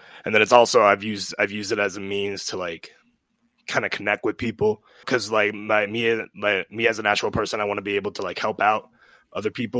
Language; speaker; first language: English; native; English